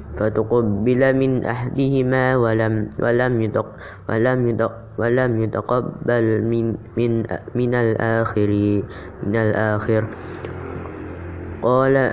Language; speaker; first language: Arabic; non-native, learner; Indonesian